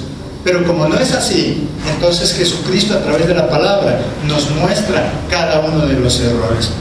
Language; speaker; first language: Spanish; native; Spanish